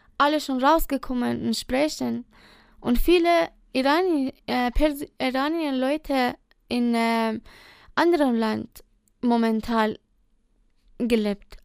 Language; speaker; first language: German; non-native, learner; Persian